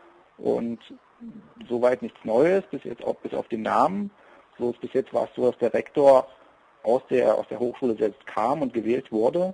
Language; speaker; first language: German; native; German